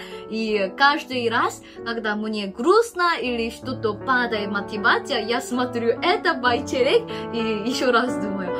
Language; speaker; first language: Russian; non-native, fluent; Korean